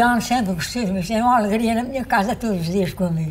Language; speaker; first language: Portuguese; native; Portuguese